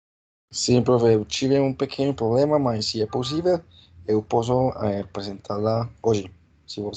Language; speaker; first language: Portuguese; non-native, learner; Spanish